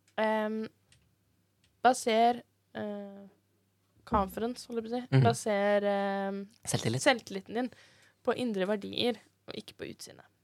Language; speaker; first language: Norwegian; native; Norwegian